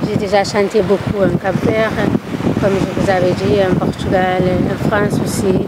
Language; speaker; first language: French; non-native, learner; Kabuverdianu